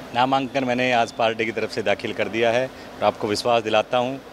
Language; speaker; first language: Hindi; native; Hindi